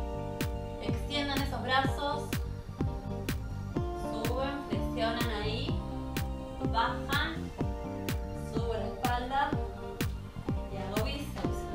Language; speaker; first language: Spanish; native; Spanish